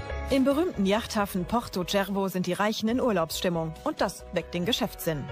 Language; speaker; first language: German; native; German